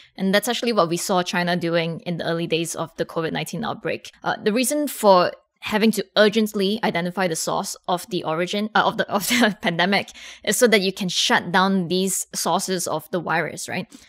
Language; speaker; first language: English; native; English